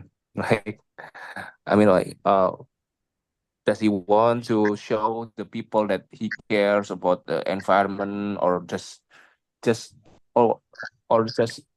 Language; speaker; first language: English; non-native, local second language; Indonesian